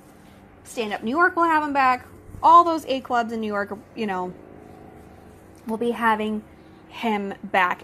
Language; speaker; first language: English; native; English